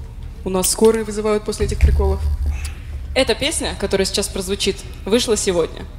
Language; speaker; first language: Russian; native; Russian